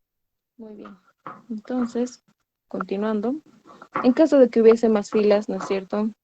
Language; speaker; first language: Spanish; native; Spanish